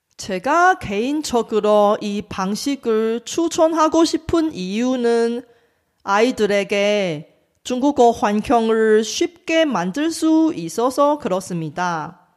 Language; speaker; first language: Korean; non-native, fluent; Chinese